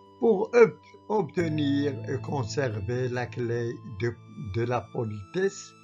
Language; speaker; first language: French; non-native, fluent; Arabic